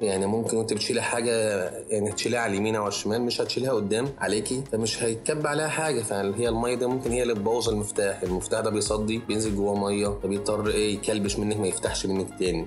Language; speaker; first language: Arabic; native; Arabic